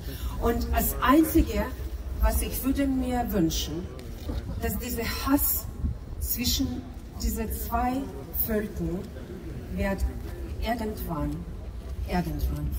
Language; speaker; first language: German; non-native, fluent; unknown